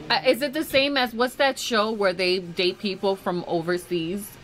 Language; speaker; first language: English; early bilingual, other home language; Spanish